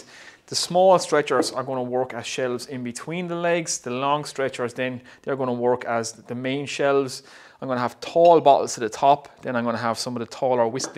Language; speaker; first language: English; native; English